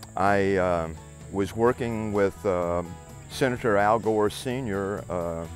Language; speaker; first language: English; native; English